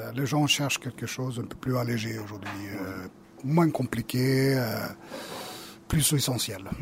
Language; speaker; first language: French; non-native, fluent; Swedish